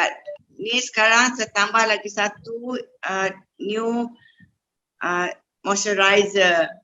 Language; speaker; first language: Malay; native; Malay